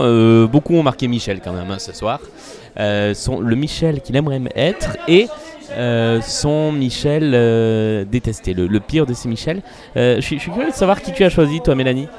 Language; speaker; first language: French; native; French